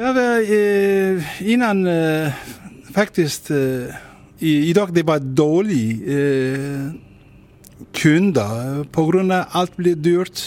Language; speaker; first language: Swedish; non-native, learner; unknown